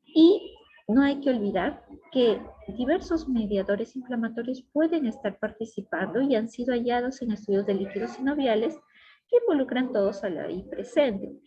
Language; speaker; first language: Spanish; native; Spanish